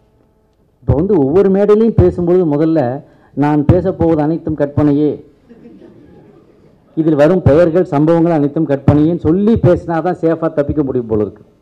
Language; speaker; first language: Tamil; native; Tamil